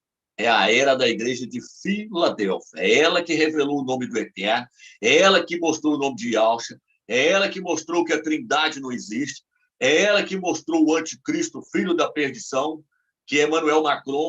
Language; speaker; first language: Portuguese; native; Portuguese